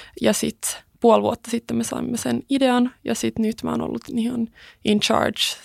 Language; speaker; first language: Finnish; early bilingual, other home language; Swedish